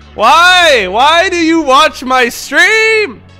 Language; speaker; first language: English; native; English